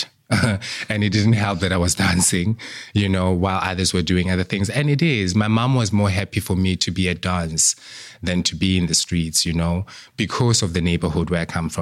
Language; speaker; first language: English; non-native, local second language; Southern Sotho